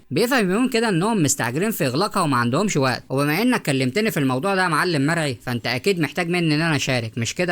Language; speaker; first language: Arabic; native; Arabic